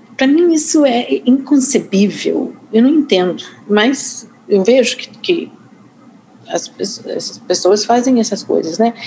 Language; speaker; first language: Portuguese; non-native, fluent; English